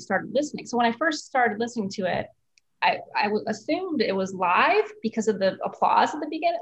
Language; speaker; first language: English; native; English